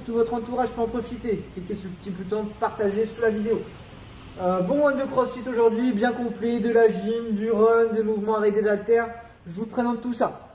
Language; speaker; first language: French; native; French